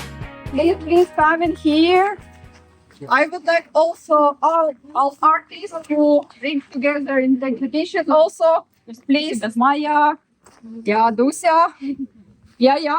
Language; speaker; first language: English; non-native, learner; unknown